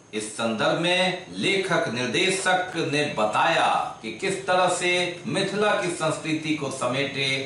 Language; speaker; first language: Hindi; native; Hindi